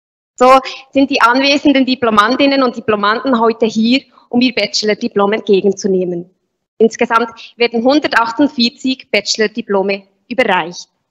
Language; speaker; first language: German; native; German